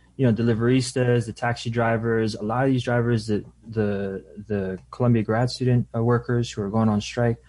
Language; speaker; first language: English; native; English